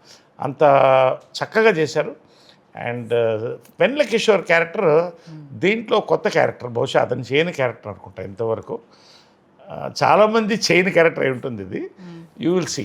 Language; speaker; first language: Telugu; native; Telugu